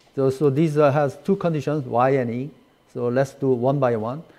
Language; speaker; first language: English; non-native, fluent; Korean